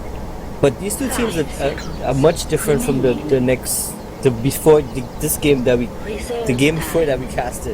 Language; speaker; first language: English; native; English